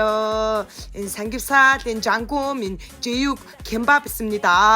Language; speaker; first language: Korean; non-native, learner; Mongolian